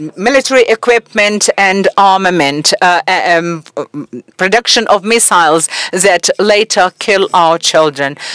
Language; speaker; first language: English; non-native, fluent; Persian